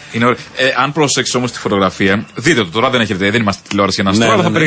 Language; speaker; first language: Greek; native; Greek